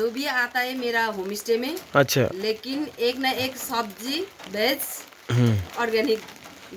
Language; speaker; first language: Hindi; non-native, local second language; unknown